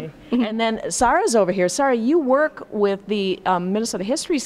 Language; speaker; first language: English; native; English